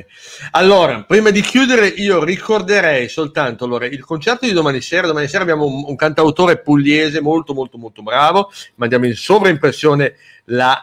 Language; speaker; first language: Italian; native; Italian